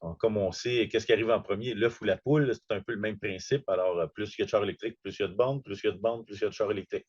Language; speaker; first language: French; native; French